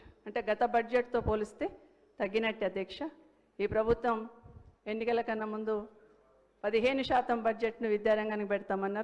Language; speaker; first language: Telugu; native; Telugu